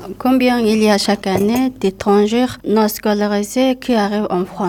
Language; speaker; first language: French; non-native, learner; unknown